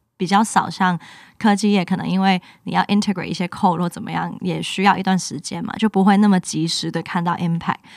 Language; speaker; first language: Chinese; non-native, local second language; Cantonese